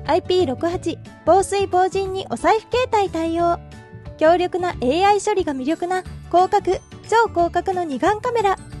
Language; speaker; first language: Japanese; native; Japanese